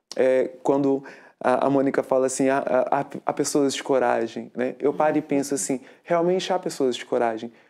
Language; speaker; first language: Portuguese; native; Portuguese